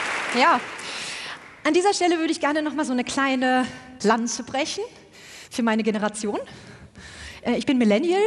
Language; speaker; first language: German; native; German